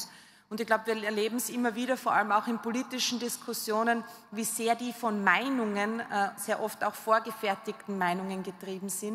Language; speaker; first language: German; native; German